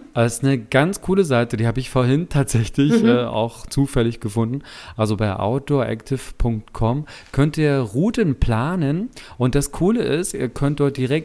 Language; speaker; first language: German; native; German